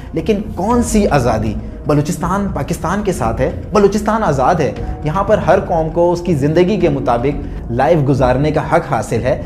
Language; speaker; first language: Urdu; non-native, local second language; Pashto